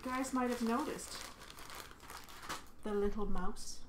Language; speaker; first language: English; native; English